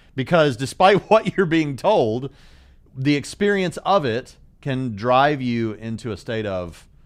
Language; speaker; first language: English; native; English